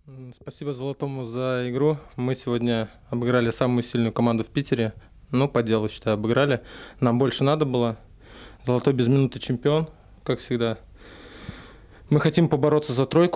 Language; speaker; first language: Russian; native; Russian